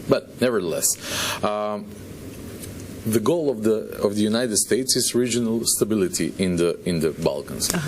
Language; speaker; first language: English; non-native, fluent; Macedonian